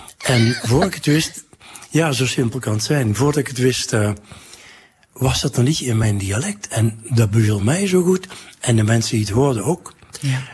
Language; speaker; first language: Dutch; native; Dutch